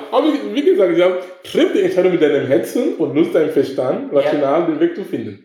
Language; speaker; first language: German; non-native, fluent; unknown